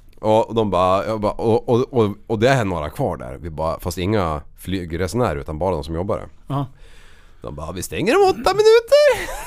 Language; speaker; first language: Swedish; native; Swedish